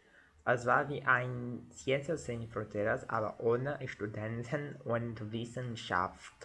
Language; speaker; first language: German; non-native, learner; Portuguese